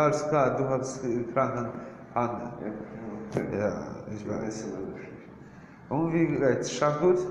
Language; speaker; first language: German; non-native, learner; English